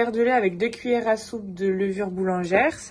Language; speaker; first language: French; early bilingual, other home language; Arabic